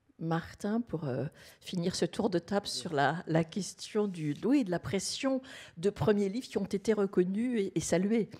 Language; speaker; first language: French; native; French